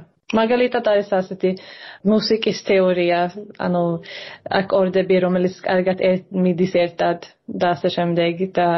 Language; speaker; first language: Georgian; early bilingual, heritage; Swedish